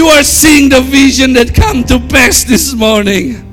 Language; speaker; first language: English; non-native, fluent; Indonesian